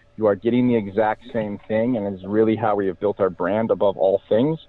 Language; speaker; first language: English; native; English